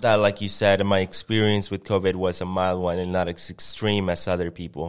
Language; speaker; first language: English; non-native, fluent; Spanish